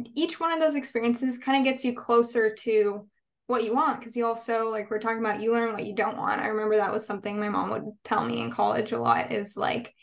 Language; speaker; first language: English; native; English